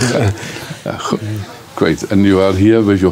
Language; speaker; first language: English; non-native, fluent; Dutch